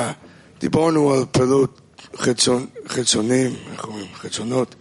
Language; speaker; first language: Hebrew; non-native, fluent; Russian